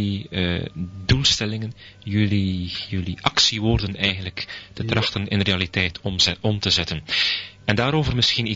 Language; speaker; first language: Dutch; native; Dutch